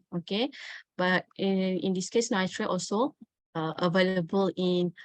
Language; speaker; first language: English; non-native, local second language; Malay